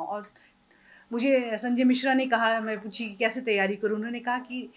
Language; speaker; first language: Hindi; native; Hindi